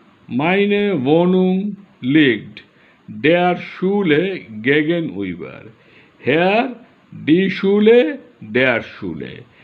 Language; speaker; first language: German; non-native, learner; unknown